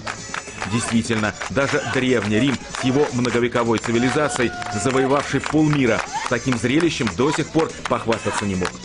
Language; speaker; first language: Russian; native; Russian